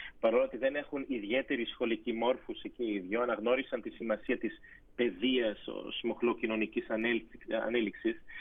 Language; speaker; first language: Greek; early bilingual, heritage; Greek